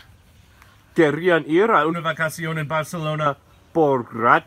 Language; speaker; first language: Spanish; non-native, learner; English